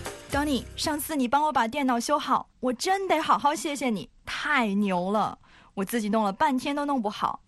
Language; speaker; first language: Chinese; native; Chinese